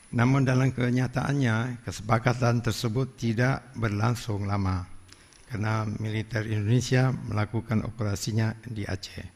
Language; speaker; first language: Indonesian; non-native, local second language; Achinese